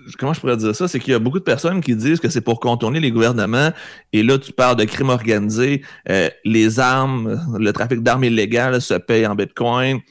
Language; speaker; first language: French; native; French